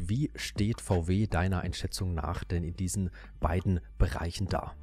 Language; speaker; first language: German; native; German